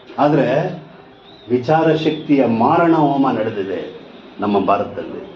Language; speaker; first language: Kannada; non-native, local second language; Telugu